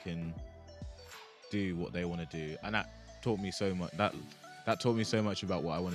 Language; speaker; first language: English; non-native, local second language; Yoruba